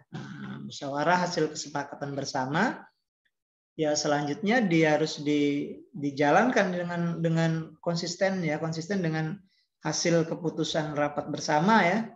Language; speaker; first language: Indonesian; native; Indonesian